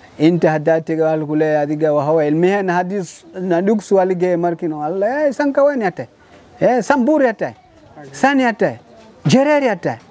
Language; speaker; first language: Somali; non-native, learner; Swahili